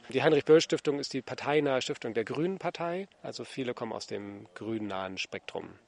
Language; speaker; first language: German; native; German